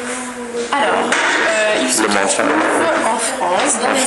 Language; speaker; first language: French; non-native, fluent; English